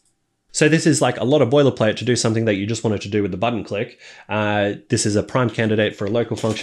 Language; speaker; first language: English; native; English